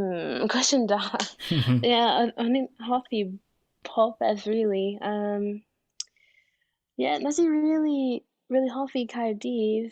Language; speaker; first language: Welsh; non-native, fluent; English